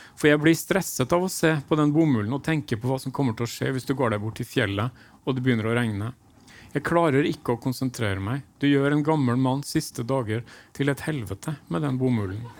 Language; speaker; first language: Norwegian; native; Norwegian